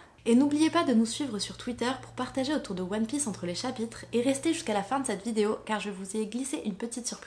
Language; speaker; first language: French; native; French